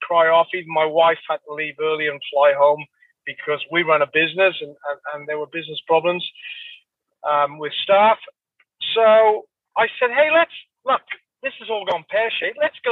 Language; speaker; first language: English; native; English